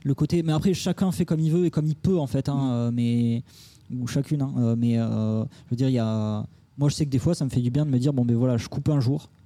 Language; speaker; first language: French; native; French